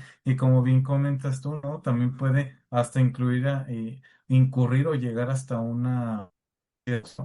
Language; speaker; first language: Spanish; native; Spanish